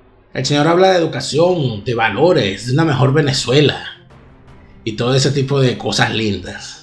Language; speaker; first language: Spanish; native; Spanish